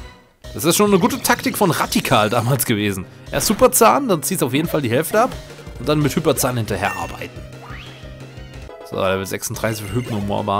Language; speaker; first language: German; native; German